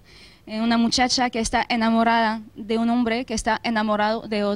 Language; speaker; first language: Spanish; non-native, fluent; French